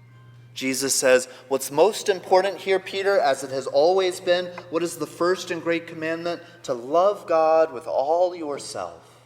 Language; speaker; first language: English; native; English